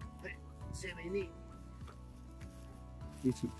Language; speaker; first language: French; non-native, learner; Aymara